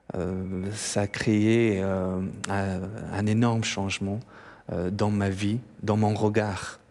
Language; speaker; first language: French; non-native, fluent; Persian